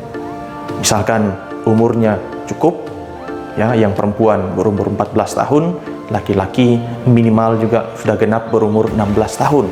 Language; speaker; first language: Indonesian; native; Indonesian